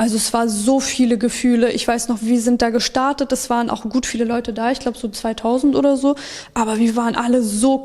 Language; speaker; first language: German; early bilingual, other home language; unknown